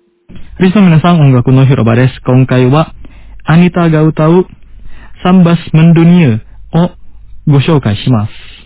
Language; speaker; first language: Japanese; non-native, fluent; Indonesian